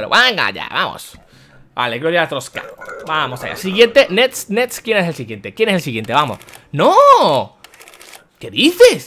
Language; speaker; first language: Spanish; native; Spanish